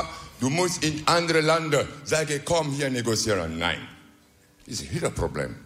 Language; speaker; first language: Dutch; non-native, learner; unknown